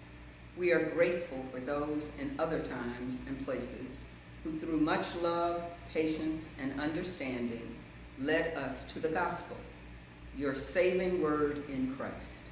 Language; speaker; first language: English; native; English